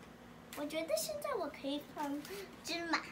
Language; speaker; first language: Chinese; early bilingual, heritage; Chinese